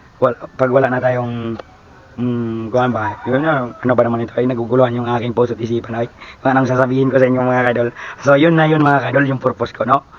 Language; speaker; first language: Filipino; native; Filipino